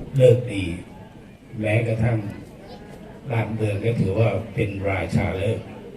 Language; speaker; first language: Thai; native; Thai